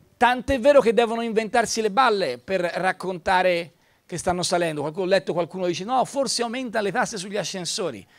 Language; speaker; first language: Italian; native; Italian